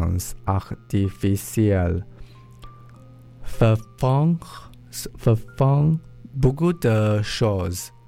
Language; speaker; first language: French; non-native, learner; English